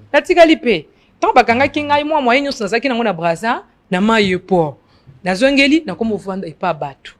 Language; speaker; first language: Lingala; non-native, local second language; Luba-Lulua